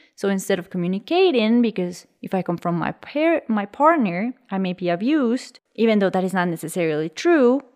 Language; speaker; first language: English; early bilingual, other home language; Spanish